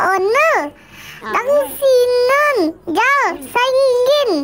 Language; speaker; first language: Korean; non-native, learner; Indonesian